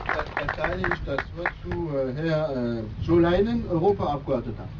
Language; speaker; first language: German; non-native, learner; French